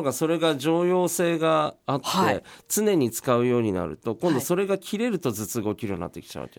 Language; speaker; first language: Japanese; native; Japanese